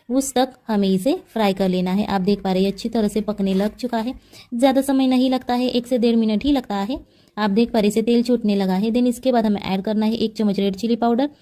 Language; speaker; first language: Hindi; non-native, local second language; Marathi